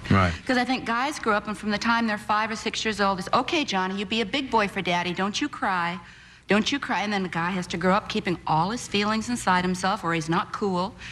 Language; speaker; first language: English; native; English